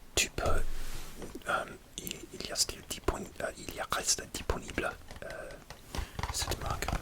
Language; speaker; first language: French; non-native, learner; English